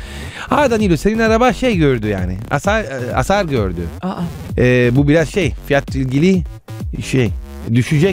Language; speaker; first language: Turkish; non-native, fluent; Italian